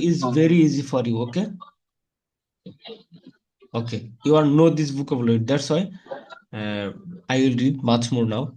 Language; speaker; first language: English; non-native, fluent; Bangla